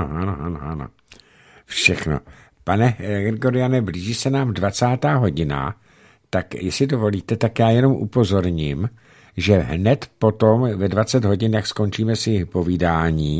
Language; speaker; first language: Czech; native; Czech